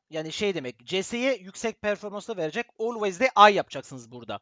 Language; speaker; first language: Turkish; early bilingual, heritage; Turkish